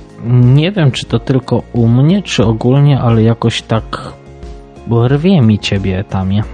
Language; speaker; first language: Polish; native; Polish